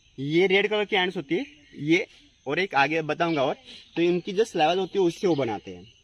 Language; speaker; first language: Hindi; non-native, local second language; Marathi